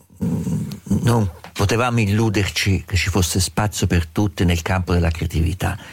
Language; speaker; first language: Italian; native; Italian